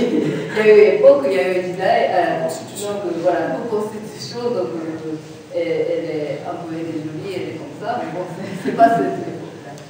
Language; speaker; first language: French; non-native, learner; Japanese